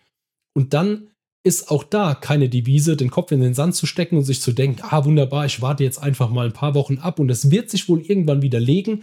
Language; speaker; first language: German; native; German